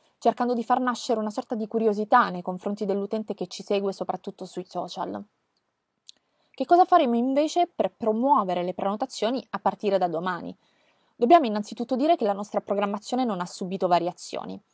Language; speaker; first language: Italian; native; Italian